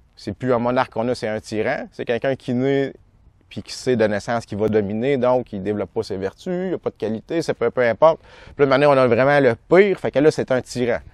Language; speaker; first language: French; native; French